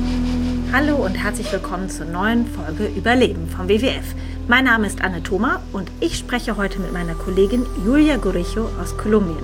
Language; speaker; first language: German; native; German